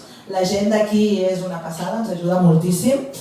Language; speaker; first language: Catalan; native; Catalan